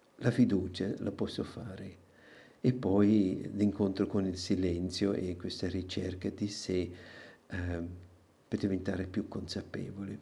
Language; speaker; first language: Italian; non-native, local second language; German